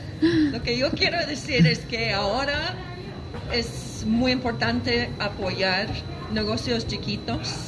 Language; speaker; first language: Spanish; non-native, fluent; English